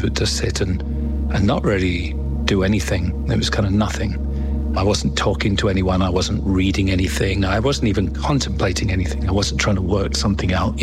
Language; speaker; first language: English; native; English